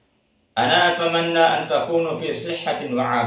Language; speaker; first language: Arabic; non-native, fluent; Indonesian